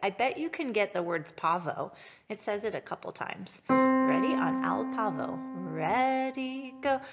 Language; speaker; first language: English; native; English